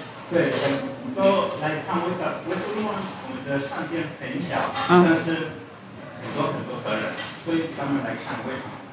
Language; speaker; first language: Chinese; non-native, learner; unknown